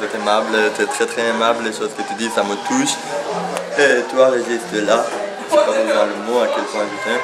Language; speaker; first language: French; non-native, fluent; Persian